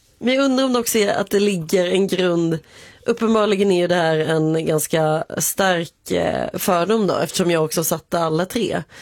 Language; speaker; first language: Swedish; native; Swedish